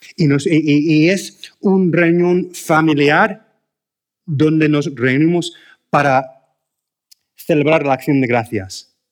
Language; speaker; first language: Spanish; non-native, fluent; English